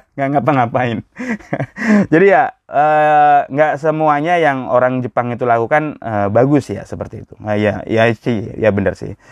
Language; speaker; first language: Indonesian; native; Indonesian